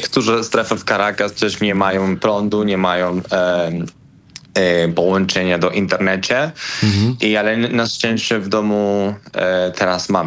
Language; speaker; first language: Polish; non-native, learner; Spanish